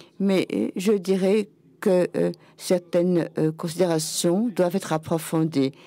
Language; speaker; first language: French; non-native, fluent; German